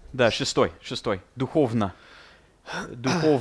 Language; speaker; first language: Russian; non-native, fluent; English